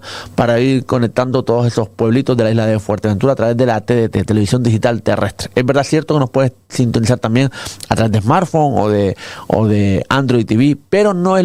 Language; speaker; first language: Spanish; native; Spanish